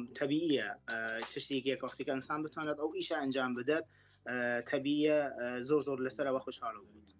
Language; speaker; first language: Central Kurdish; non-native, local second language; Southern Kurdish